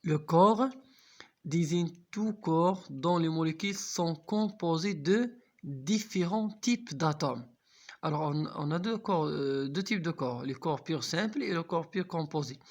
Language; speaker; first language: French; non-native, local second language; Arabic